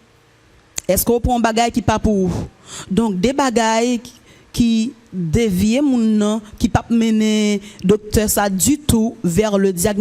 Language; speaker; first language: French; non-native, local second language; Haitian Creole